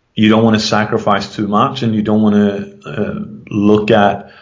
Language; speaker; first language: English; non-native, fluent; Swedish